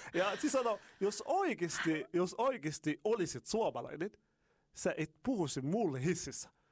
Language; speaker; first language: Finnish; non-native, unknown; Arabic